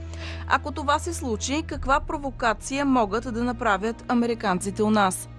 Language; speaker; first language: Bulgarian; native; Bulgarian